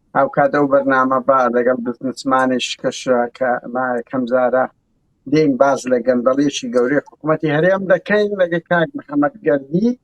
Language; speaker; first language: Central Kurdish; non-native, local second language; Kurdish